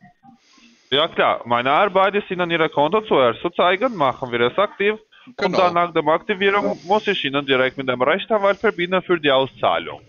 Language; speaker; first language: German; non-native, fluent; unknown